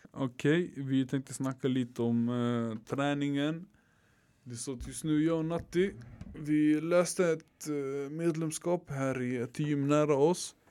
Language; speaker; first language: Swedish; early bilingual, other home language; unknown